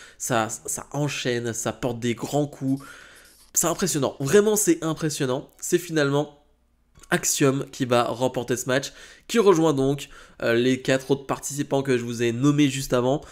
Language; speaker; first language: French; native; French